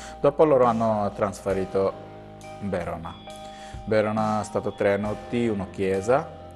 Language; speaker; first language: Italian; non-native, learner; Bangla